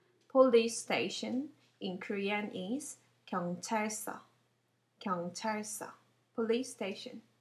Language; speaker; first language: English; non-native, fluent; Korean